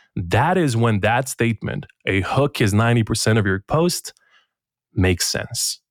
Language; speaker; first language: English; non-native, fluent; Bosnian